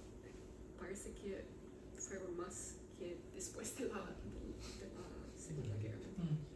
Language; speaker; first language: Spanish; non-native, learner; Romanian